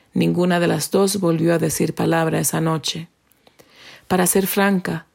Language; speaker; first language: Spanish; native; Spanish